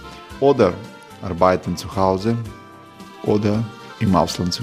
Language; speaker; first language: German; non-native, fluent; Croatian